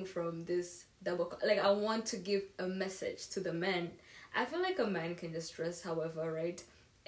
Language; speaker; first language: English; non-native, local second language; Kinyarwanda